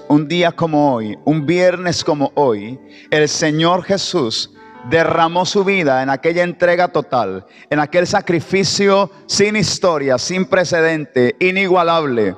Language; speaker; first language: Spanish; native; Spanish